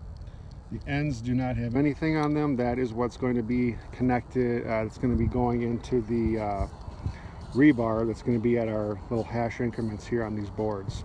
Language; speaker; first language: English; native; English